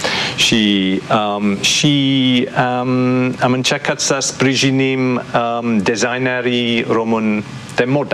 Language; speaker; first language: Romanian; non-native, fluent; English